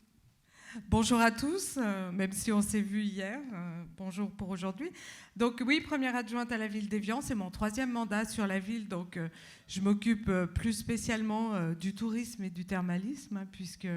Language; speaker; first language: French; native; French